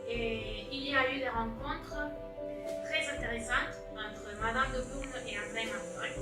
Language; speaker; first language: French; non-native, learner; Spanish